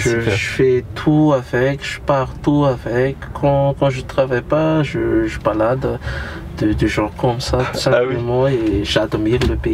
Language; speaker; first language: French; non-native, local second language; Malagasy